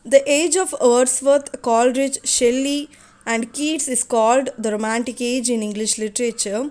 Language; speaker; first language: English; non-native, local second language; Tamil